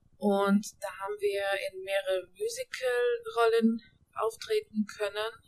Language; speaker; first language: German; early bilingual, other home language; Hungarian